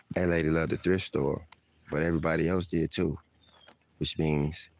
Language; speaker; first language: English; native; English